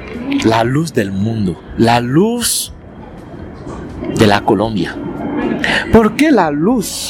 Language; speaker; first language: Spanish; non-native, learner; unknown